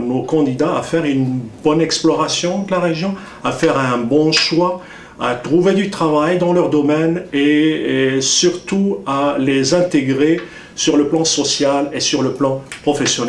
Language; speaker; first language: French; native; French